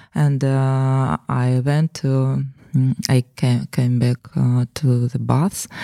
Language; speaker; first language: English; non-native, learner; Russian